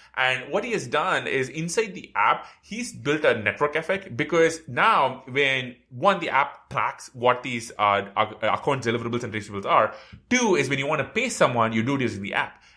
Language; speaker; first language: English; non-native, local second language; Tamil